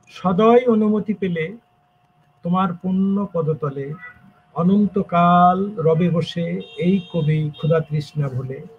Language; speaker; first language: Bangla; native; Bangla